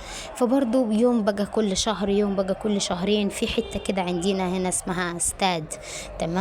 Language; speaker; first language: Arabic; native; Arabic